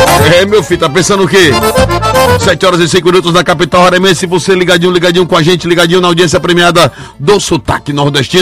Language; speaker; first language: Portuguese; native; Portuguese